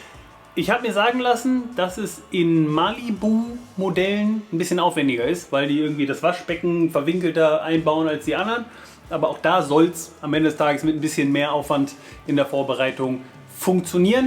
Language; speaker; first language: German; native; German